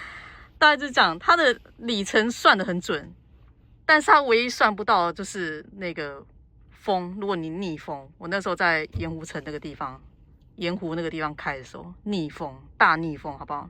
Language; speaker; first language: Chinese; native; Chinese